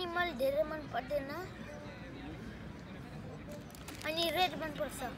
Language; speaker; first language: Nepali; early bilingual, heritage; Nepali